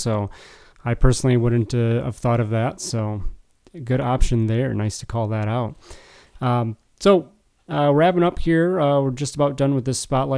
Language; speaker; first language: English; native; English